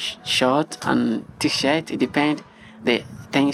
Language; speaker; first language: English; non-native, local second language; Igbo